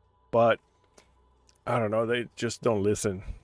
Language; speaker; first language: English; non-native, local second language; Spanish